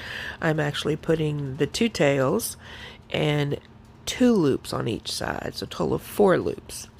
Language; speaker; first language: English; native; English